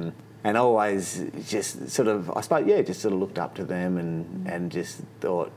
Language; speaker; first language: English; native; English